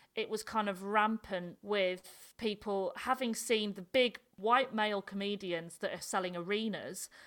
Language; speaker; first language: English; native; English